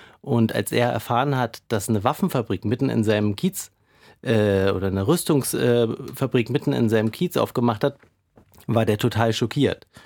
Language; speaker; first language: German; native; German